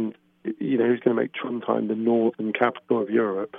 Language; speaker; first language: English; native; English